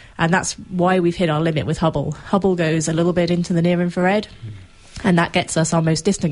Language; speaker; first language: English; native; English